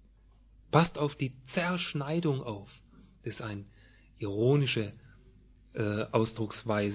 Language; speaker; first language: German; native; German